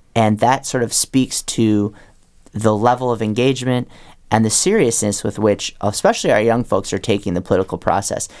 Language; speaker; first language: English; native; English